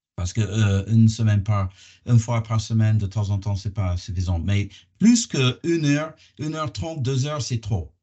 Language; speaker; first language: French; non-native, learner; English